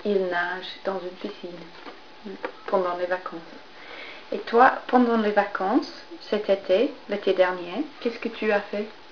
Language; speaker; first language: French; non-native, fluent; English